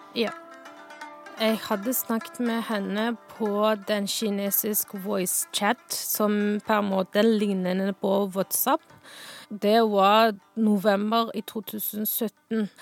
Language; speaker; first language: Norwegian; non-native, fluent; Chinese